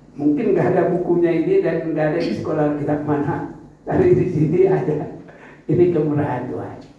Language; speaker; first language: Indonesian; non-native, local second language; Batak Toba